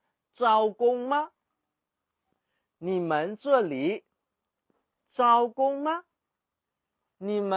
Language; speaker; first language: Chinese; non-native, fluent; Burmese